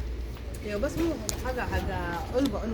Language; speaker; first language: Arabic; native; Arabic